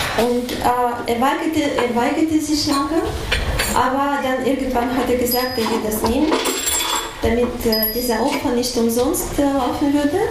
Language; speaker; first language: German; non-native, fluent; Russian